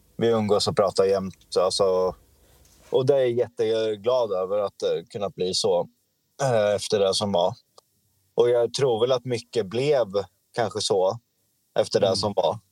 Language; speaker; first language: Swedish; native; Swedish